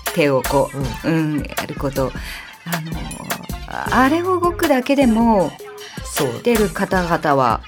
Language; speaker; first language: Japanese; native; Japanese